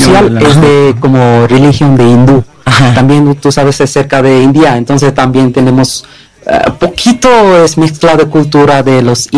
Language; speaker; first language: Spanish; non-native, learner; Bangla